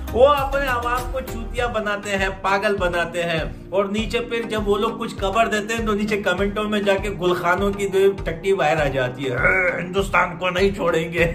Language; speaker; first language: Hindi; native; Hindi